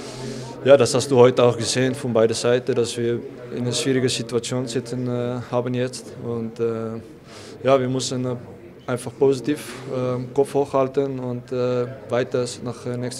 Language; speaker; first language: German; non-native, fluent; Dutch